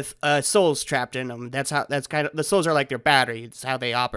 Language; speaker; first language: English; native; English